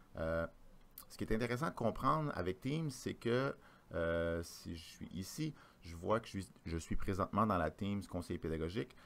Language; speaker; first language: French; native; French